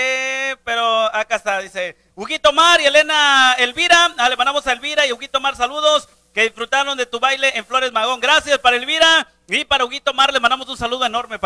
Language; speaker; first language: Spanish; native; Spanish